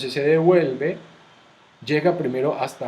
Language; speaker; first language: Spanish; native; Spanish